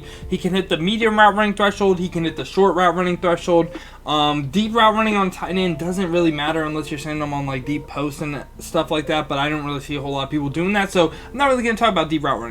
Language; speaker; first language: English; native; English